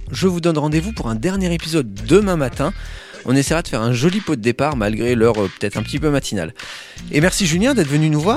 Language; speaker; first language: French; native; French